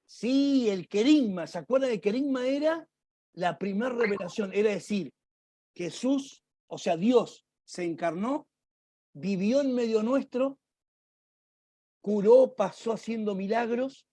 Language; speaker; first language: Spanish; native; Spanish